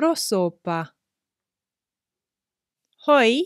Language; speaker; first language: Greek; non-native, fluent; English